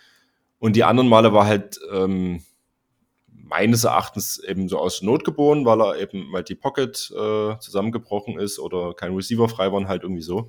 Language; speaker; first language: German; native; German